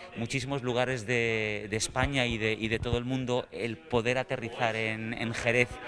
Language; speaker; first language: Spanish; native; Spanish